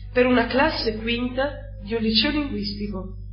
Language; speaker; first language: Italian; native; Italian